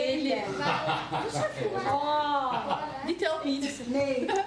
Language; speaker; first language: Dutch; non-native, learner; Turkish